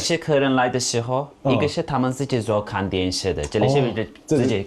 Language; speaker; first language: Chinese; non-native, fluent; Turkish